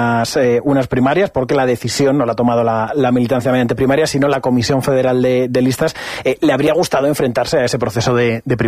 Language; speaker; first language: Spanish; native; Spanish